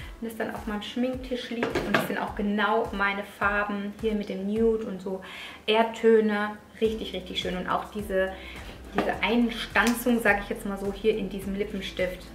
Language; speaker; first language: German; early bilingual, other home language; Italian